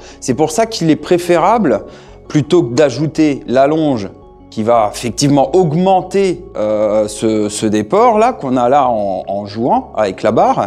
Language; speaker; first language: French; native; French